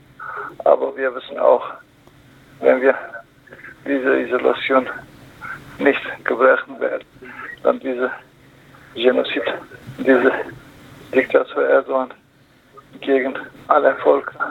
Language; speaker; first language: German; non-native, learner; Kurdish